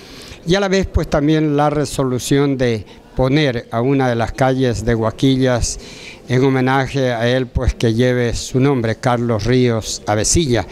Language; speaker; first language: Spanish; native; Spanish